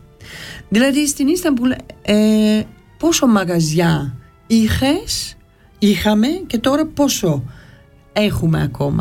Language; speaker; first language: Greek; early bilingual, heritage; Greek